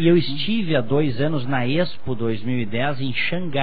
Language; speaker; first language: Portuguese; native; Portuguese